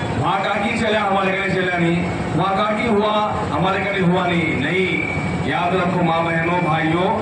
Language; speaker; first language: Urdu; native; Urdu